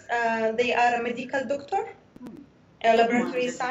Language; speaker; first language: English; non-native, learner; Arabic